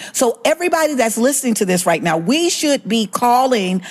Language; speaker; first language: English; native; English